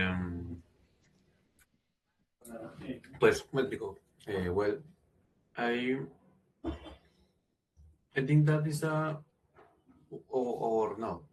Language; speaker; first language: English; non-native, learner; Spanish